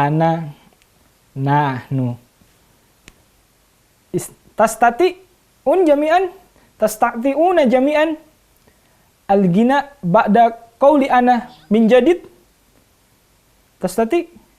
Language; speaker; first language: Arabic; non-native, fluent; Indonesian